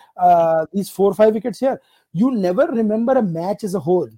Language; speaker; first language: English; non-native, local second language; Gujarati